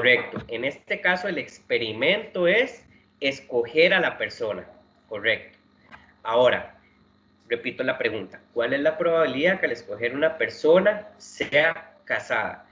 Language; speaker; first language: Spanish; native; Spanish